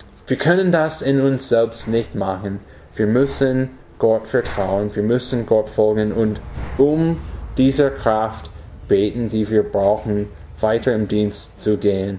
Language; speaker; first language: German; non-native, fluent; English